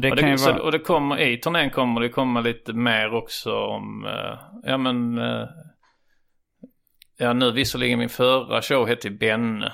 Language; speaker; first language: Swedish; native; Swedish